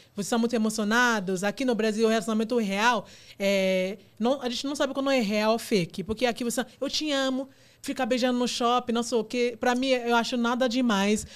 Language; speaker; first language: Portuguese; non-native, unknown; Yoruba